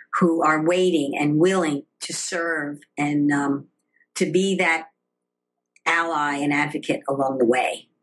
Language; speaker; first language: English; native; English